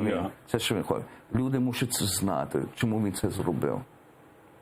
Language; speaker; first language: Ukrainian; early bilingual, heritage; English